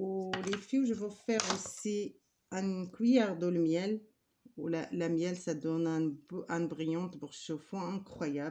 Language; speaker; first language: French; non-native, learner; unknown